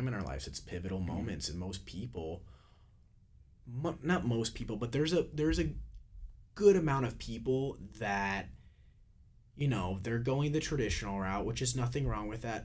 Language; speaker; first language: English; native; English